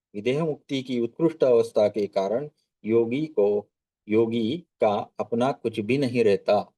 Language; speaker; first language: Hindi; non-native, local second language; Marathi